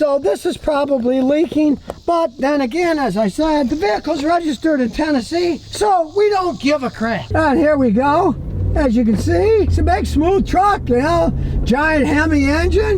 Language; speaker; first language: English; native; English